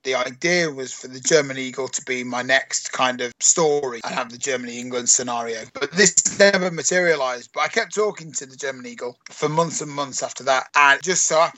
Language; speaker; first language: English; native; English